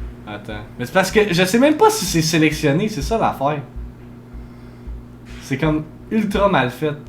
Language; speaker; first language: French; native; French